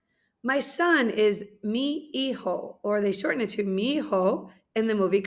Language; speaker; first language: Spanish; non-native, fluent; English